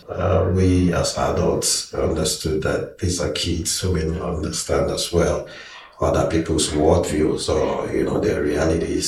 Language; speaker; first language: English; non-native, local second language; Igbo